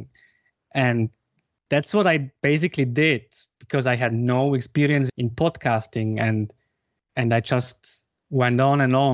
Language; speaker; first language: English; non-native, fluent; Swiss German